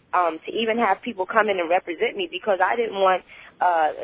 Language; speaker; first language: English; native; English